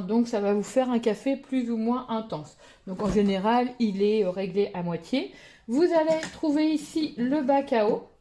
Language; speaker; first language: French; native; French